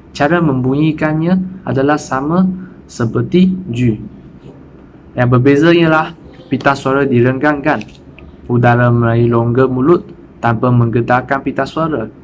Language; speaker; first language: Malay; non-native, local second language; Chinese